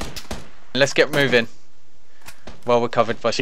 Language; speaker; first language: English; native; English